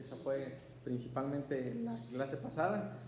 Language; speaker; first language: Spanish; native; Spanish